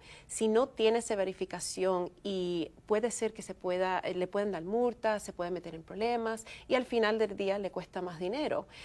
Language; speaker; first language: Spanish; early bilingual, heritage; Spanish